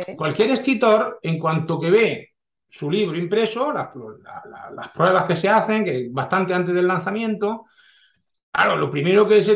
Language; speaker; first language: Spanish; early bilingual, heritage; French